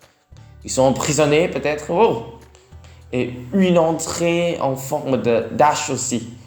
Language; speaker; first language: French; non-native, learner; Vietnamese